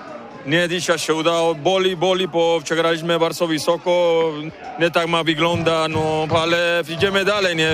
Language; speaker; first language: Polish; non-native, learner; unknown